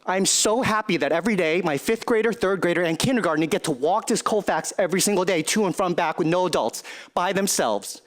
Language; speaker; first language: English; early bilingual, other home language; Chinese